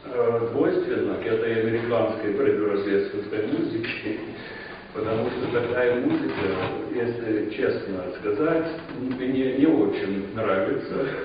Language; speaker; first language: Russian; non-native, fluent; English